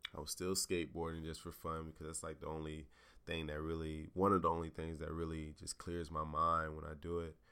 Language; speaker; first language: English; native; English